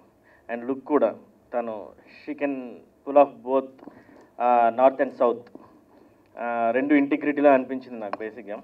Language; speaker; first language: Telugu; native; Telugu